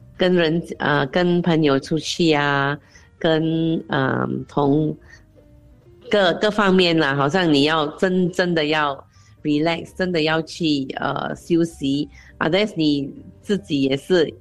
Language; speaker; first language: Chinese; non-native, local second language; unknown